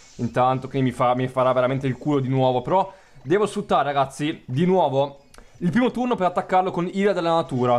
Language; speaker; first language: Italian; native; Italian